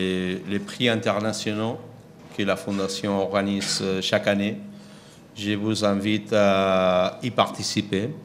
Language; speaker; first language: French; non-native, fluent; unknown